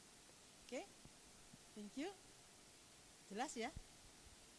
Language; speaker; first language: Indonesian; native; Indonesian